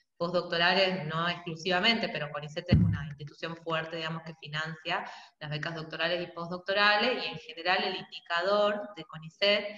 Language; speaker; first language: Spanish; native; Spanish